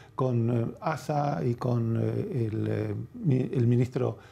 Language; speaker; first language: Spanish; native; Spanish